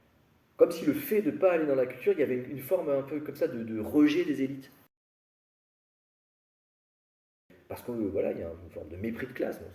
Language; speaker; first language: French; native; French